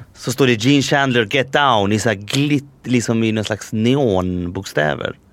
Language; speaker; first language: Swedish; early bilingual, other home language; Spanish